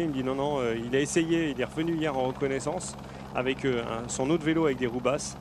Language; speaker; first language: French; native; French